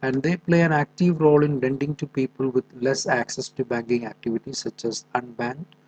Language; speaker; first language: English; non-native, local second language; Malayalam